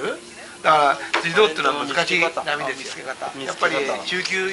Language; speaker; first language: Japanese; native; Japanese